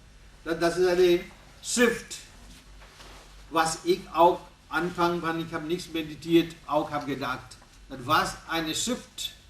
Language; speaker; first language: German; non-native, learner; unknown